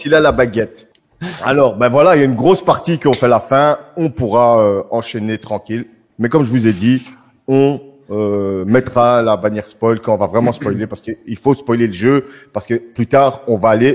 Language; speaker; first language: French; native; French